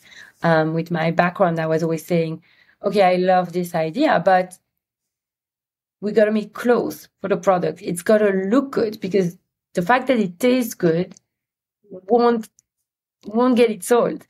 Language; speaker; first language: English; non-native, fluent; Dutch